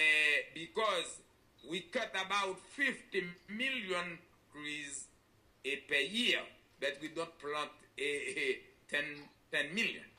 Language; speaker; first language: English; non-native, learner; Haitian Creole